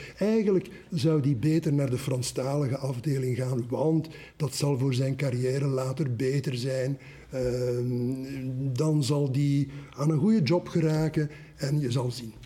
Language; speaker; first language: Dutch; native; Dutch